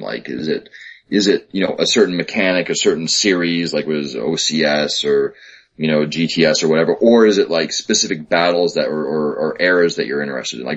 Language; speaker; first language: English; native; English